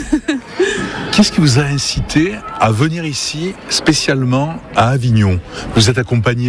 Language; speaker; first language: French; native; French